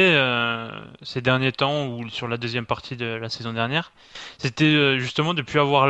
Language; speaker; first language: French; native; French